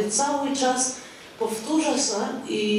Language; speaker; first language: Polish; non-native, fluent; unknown